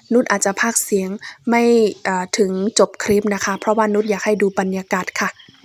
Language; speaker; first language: Thai; non-native, local second language; Shan